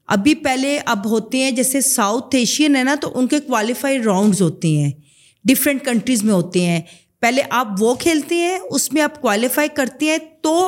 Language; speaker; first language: Urdu; native; Urdu